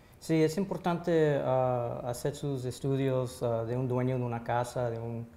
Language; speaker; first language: Spanish; early bilingual, heritage; Spanish